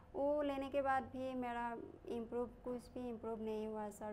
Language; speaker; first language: Hindi; non-native, local second language; Assamese